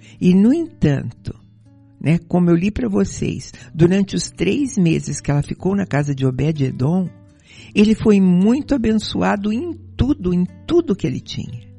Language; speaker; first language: Portuguese; native; Portuguese